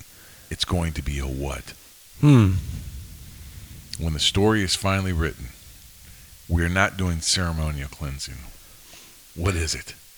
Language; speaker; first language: English; native; English